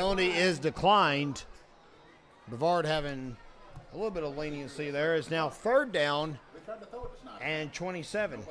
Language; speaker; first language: English; native; English